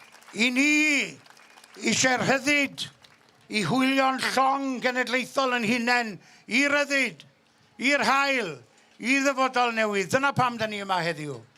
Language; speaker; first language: Welsh; native; Welsh